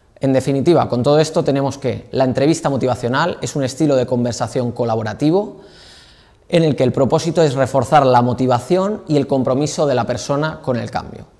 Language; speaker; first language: Spanish; native; Spanish